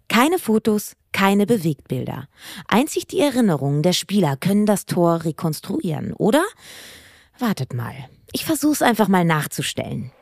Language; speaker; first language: German; native; German